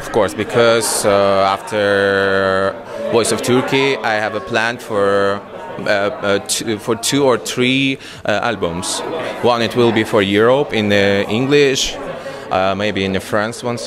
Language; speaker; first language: English; non-native, learner; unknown